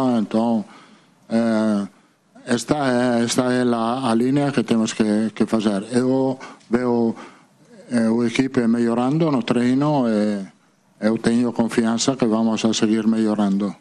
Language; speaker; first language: Portuguese; non-native, fluent; Italian